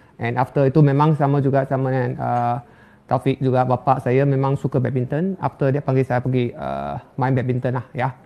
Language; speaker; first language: Malay; non-native, local second language; Chinese